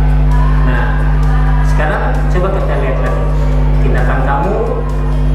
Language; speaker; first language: Indonesian; native; Indonesian